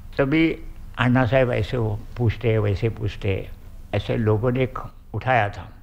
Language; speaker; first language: Hindi; non-native, local second language; Marathi